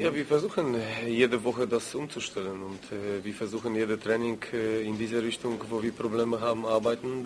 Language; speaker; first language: German; non-native, learner; Greek